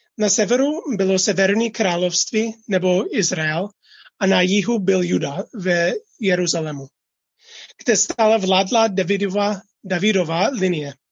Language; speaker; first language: Czech; non-native, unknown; English